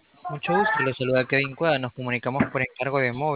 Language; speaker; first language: Spanish; native; Spanish